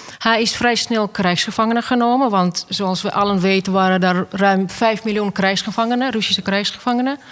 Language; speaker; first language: Dutch; non-native, fluent; Russian